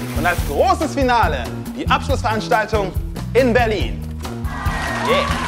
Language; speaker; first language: German; early bilingual, other home language; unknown